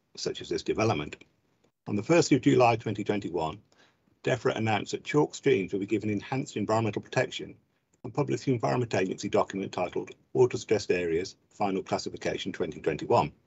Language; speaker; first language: English; native; English